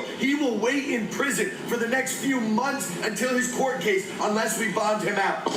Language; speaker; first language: English; native; English